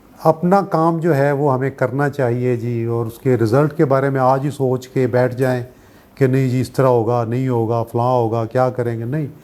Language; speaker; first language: Urdu; non-native, local second language; Punjabi